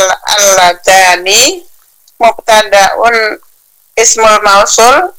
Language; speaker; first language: Arabic; non-native, learner; Indonesian